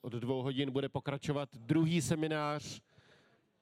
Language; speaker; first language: Czech; native; Czech